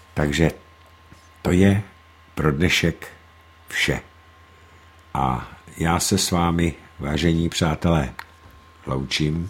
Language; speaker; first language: Czech; native; Czech